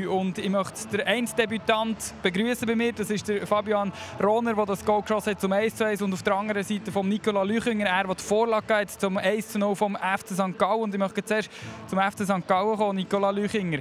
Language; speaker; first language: German; native; German